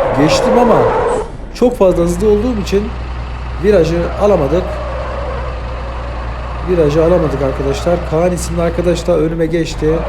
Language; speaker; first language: Turkish; native; Turkish